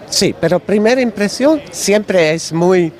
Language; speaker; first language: Spanish; non-native, learner; Dutch